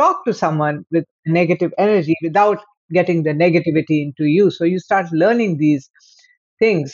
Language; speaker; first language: English; non-native, local second language; Hindi